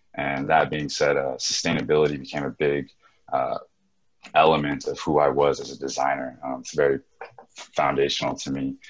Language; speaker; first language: English; native; English